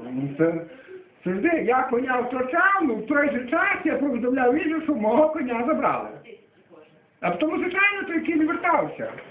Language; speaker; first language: Ukrainian; native; Ukrainian